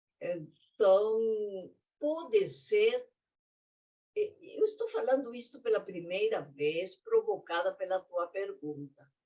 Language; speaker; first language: Portuguese; non-native, fluent; Spanish